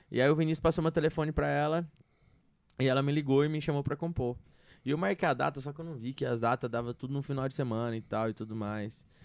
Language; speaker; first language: Portuguese; native; Portuguese